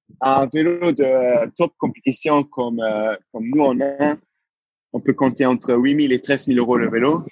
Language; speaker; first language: French; non-native, local second language; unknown